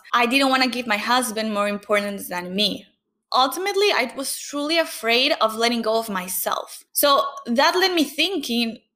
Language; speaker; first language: English; non-native, fluent; Spanish